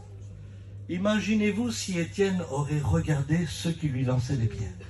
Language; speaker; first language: French; native; French